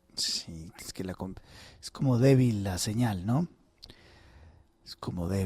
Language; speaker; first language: Spanish; native; Spanish